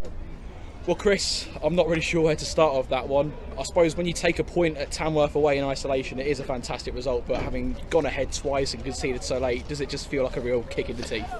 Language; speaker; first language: English; native; English